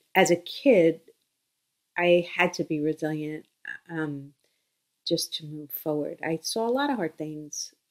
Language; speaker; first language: English; native; English